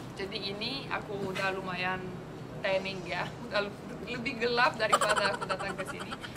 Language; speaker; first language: Indonesian; non-native, fluent; Russian